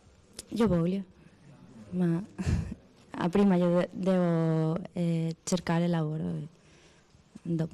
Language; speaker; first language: Italian; non-native, learner; Spanish